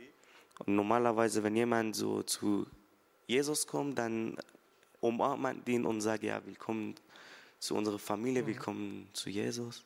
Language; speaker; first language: German; early bilingual, other home language; Persian